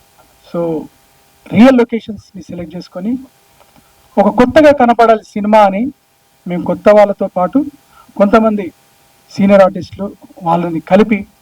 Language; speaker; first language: Telugu; native; Telugu